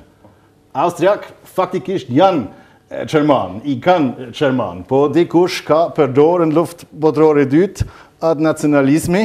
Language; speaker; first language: Albanian; non-native, learner; German